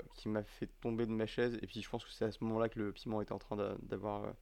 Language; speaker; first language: French; native; French